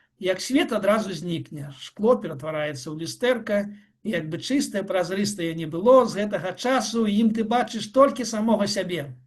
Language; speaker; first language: Belarusian; non-native, local second language; Russian